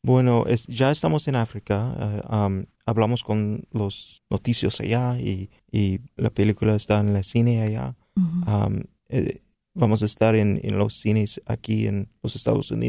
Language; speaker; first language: Spanish; non-native, fluent; English